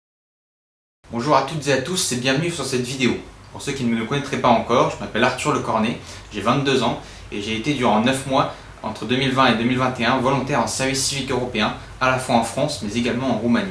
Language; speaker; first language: French; native; French